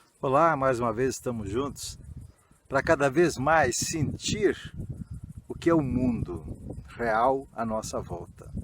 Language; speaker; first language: Portuguese; early bilingual, other home language; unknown